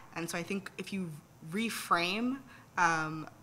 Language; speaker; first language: English; native; English